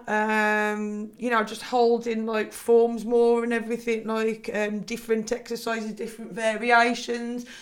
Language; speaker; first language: English; native; English